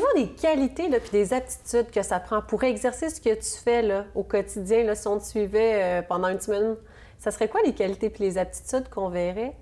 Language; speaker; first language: French; native; French